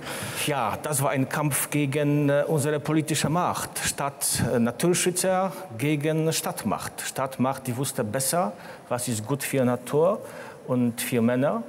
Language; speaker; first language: German; non-native, fluent; Polish